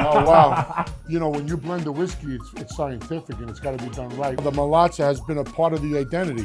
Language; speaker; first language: English; native; English